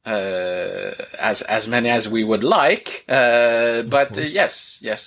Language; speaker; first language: English; non-native, fluent; French